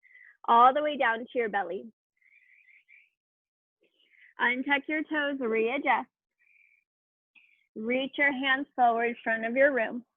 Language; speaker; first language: English; native; English